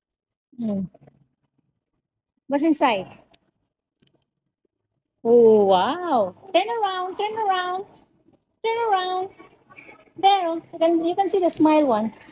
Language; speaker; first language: English; non-native, local second language; Filipino